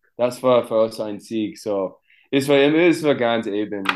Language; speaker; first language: German; non-native, learner; English